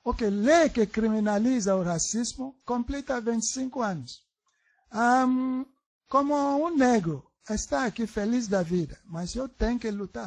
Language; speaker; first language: Portuguese; non-native, learner; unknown